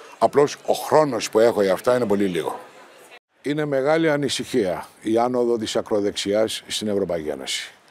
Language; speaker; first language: Greek; non-native, local second language; Turkish